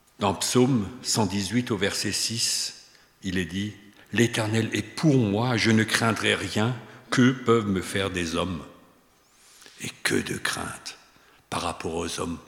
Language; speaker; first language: French; native; French